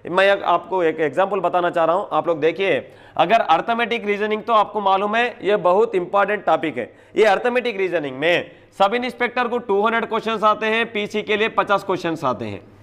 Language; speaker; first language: Hindi; non-native, local second language; Telugu